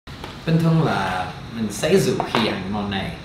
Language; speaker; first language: Vietnamese; non-native, fluent; English